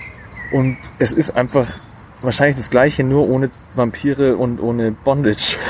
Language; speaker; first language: German; native; German